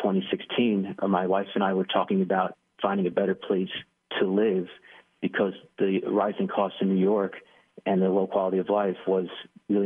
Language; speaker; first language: English; native; English